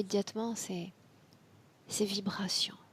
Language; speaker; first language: French; native; French